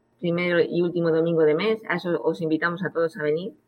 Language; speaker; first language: Spanish; native; Spanish